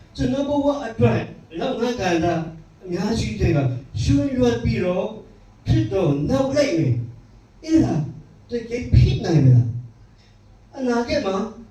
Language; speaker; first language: Burmese; non-native, local second language; Hakha Chin